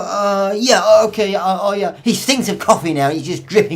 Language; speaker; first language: English; native; English